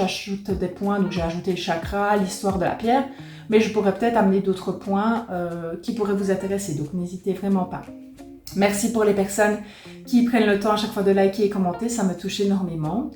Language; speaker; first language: French; native; French